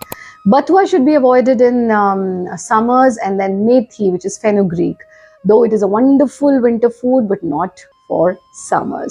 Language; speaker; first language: English; non-native, local second language; Hindi